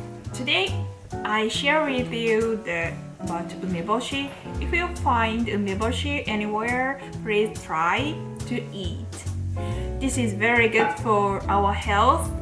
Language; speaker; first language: English; non-native, learner; Japanese